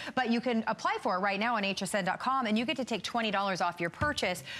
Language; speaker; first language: English; native; English